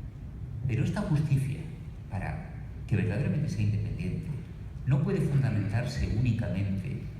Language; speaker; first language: Spanish; native; Spanish